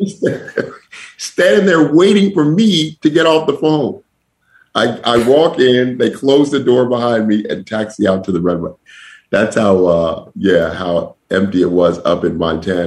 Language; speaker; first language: English; native; English